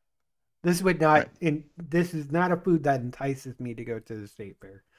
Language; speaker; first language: English; native; English